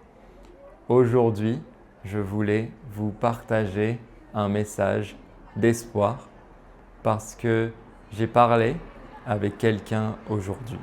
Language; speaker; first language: French; native; French